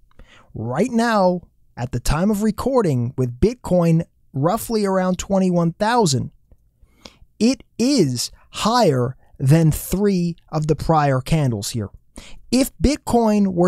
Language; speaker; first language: English; native; English